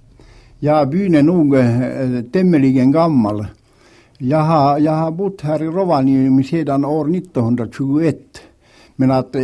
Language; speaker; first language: Danish; non-native, learner; Swedish